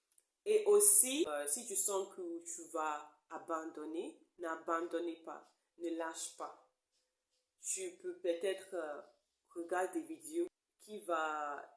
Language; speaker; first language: French; non-native, learner; English